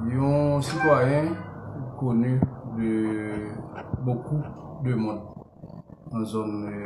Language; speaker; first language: French; non-native, local second language; Haitian Creole